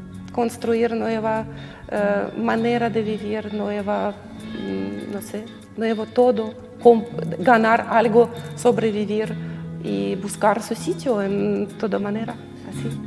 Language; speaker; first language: Spanish; non-native, learner; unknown